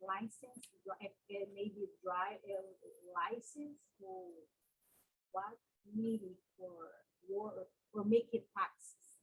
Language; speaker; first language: English; non-native, learner; Portuguese